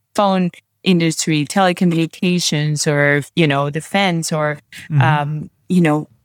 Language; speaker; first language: English; non-native, fluent; Spanish